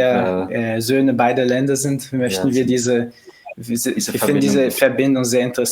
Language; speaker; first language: German; early bilingual, heritage; Portuguese